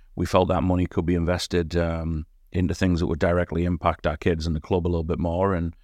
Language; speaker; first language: English; native; English